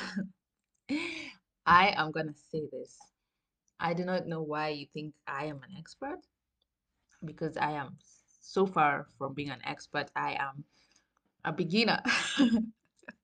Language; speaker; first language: English; non-native, local second language; Swahili